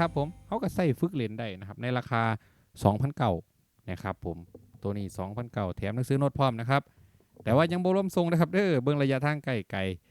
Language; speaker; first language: Thai; non-native, local second language; Northeastern Thai